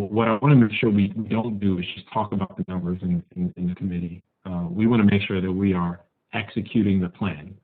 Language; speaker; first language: English; native; English